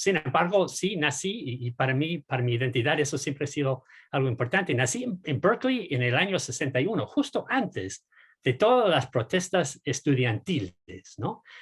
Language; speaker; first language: Spanish; non-native, fluent; English